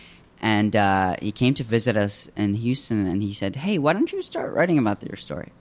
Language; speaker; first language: English; early bilingual, other home language; Arabic